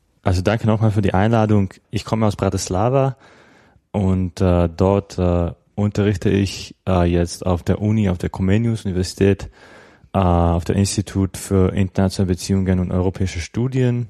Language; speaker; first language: German; non-native, fluent; Slovak